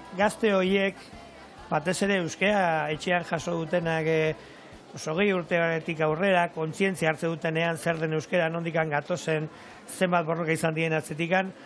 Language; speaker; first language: Basque; non-native, local second language; Spanish